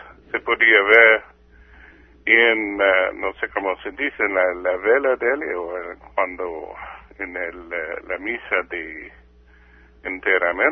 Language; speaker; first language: Spanish; non-native, fluent; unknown